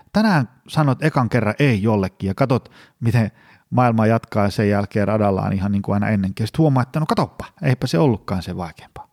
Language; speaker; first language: Finnish; native; Finnish